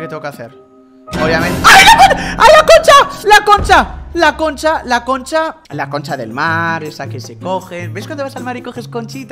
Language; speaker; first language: Spanish; native; Spanish